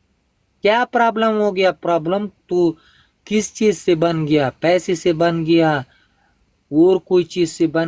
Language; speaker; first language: Hindi; non-native, local second language; Pashto